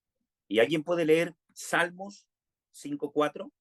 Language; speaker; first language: Spanish; native; Spanish